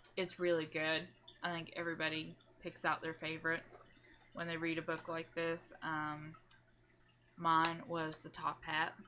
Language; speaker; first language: English; native; English